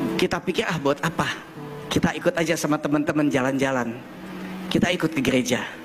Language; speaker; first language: Indonesian; early bilingual, heritage; German